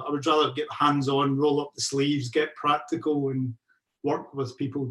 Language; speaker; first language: English; native; English